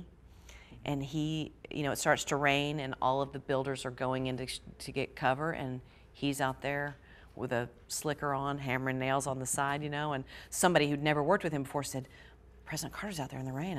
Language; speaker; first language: English; native; English